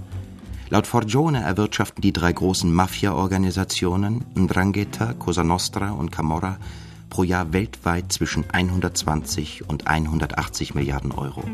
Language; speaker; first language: German; native; German